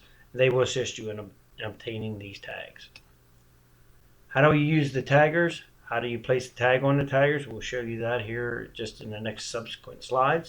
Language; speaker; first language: English; native; English